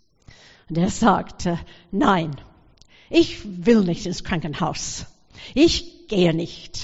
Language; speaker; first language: German; non-native, fluent; English